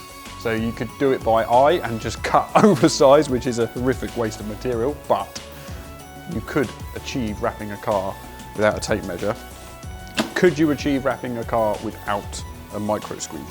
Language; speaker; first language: English; native; English